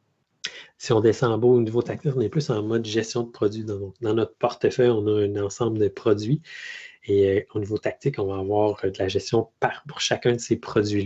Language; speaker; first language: French; native; French